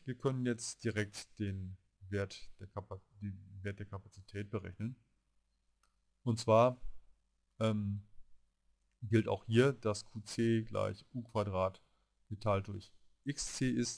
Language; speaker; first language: German; native; German